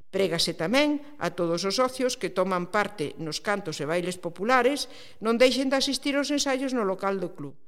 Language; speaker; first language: Galician; non-native, local second language; Spanish